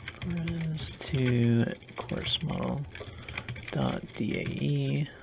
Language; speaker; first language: English; native; English